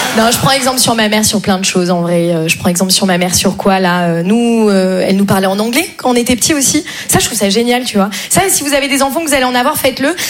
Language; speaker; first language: French; native; French